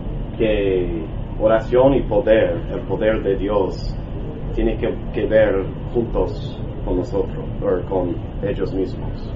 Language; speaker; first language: Spanish; non-native, learner; English